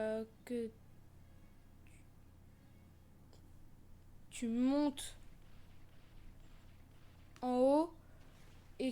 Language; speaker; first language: French; native; French